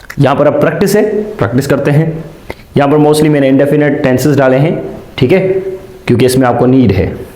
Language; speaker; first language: Urdu; non-native, local second language; Sindhi